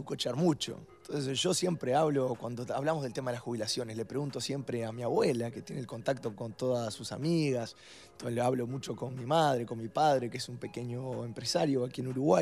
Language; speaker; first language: Spanish; native; Spanish